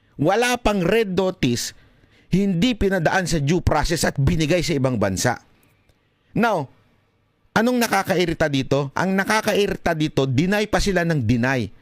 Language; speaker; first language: Filipino; native; Filipino